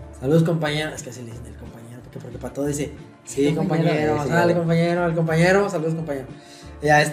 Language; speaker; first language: Spanish; native; Spanish